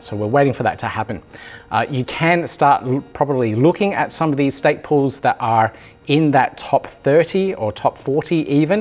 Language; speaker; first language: English; native; English